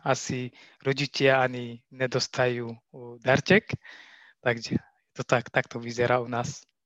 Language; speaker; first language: Slovak; non-native, learner; Tigrinya